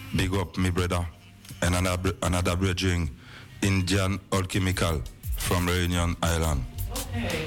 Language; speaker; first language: English; non-native, learner; French